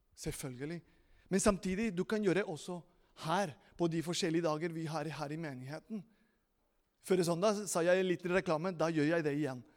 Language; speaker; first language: Norwegian; non-native, fluent; Spanish